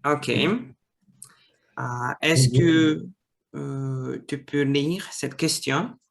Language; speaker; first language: French; non-native, fluent; Russian